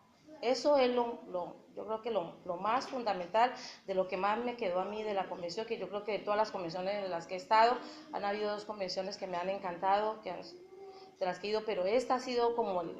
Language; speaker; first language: Spanish; native; Spanish